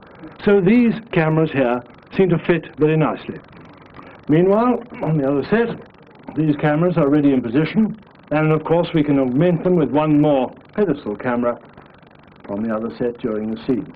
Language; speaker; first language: English; native; English